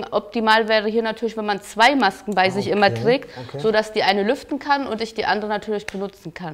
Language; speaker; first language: German; native; German